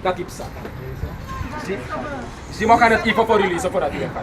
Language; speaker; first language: Dutch; non-native, local second language; Sranan Tongo